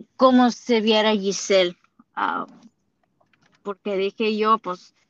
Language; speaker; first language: Spanish; early bilingual, heritage; Spanish